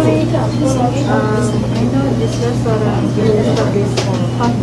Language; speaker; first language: English; non-native, learner; Indonesian